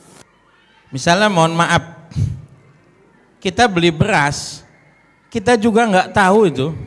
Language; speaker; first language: Indonesian; native; Indonesian